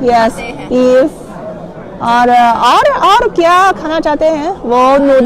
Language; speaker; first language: Hindi; non-native, learner; Chinese